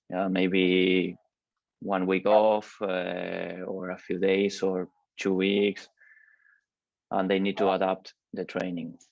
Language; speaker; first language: English; non-native, learner; Spanish